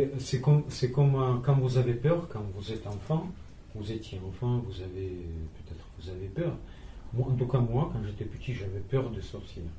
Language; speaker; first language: French; non-native, fluent; Russian